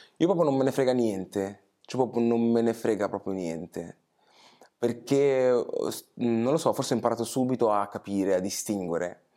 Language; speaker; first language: Italian; early bilingual, other home language; Portuguese